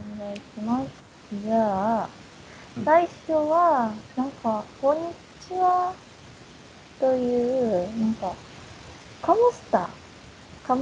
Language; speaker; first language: Japanese; non-native, fluent; Filipino